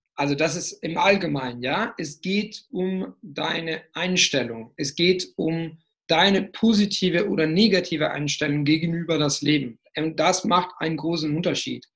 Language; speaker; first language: German; non-native, fluent; Italian